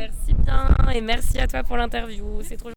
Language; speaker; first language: French; native; French